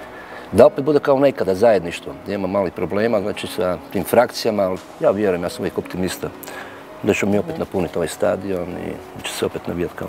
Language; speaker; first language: Croatian; native; Croatian